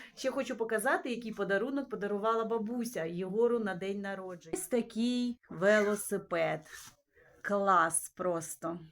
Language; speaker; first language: Ukrainian; native; Ukrainian